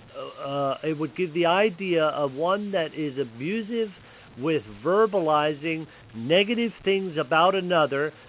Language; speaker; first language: English; early bilingual, other home language; Pennsylvania German